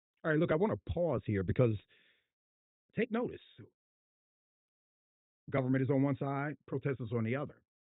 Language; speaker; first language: English; native; English